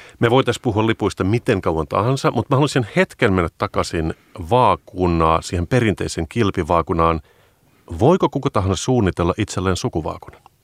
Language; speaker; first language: Finnish; native; Finnish